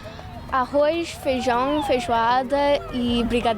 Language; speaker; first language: Portuguese; early bilingual, heritage; English